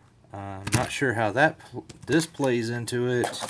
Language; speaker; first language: English; native; English